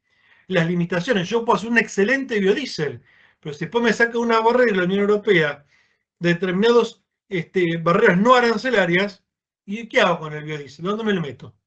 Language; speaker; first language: Spanish; native; Spanish